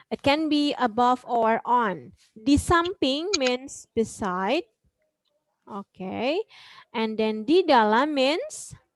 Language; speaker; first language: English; non-native, fluent; Indonesian